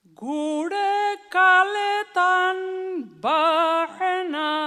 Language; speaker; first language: Spanish; non-native, local second language; Basque